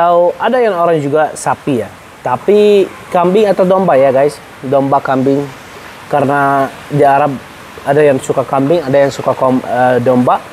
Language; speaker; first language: Indonesian; non-native, learner; Arabic